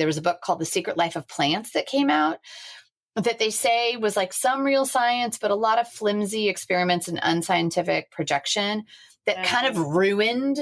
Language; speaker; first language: English; native; English